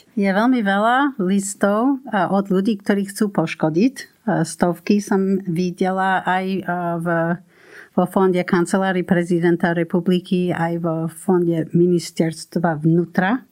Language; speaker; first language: Slovak; non-native, fluent; English